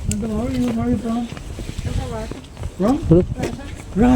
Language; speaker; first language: English; non-native, local second language; Filipino